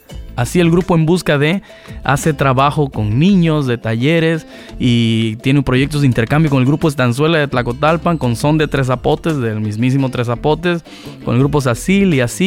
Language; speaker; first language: Spanish; native; Spanish